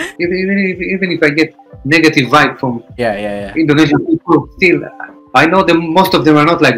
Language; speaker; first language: English; non-native, fluent; Hebrew